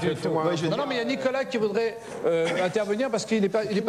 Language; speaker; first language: French; native; French